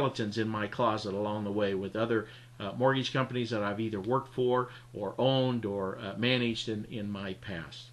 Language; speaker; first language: English; native; English